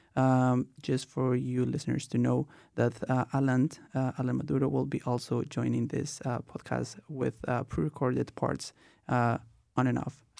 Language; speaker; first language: English; non-native, fluent; Spanish